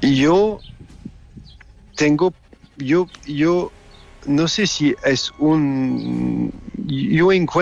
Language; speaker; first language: Spanish; non-native, learner; French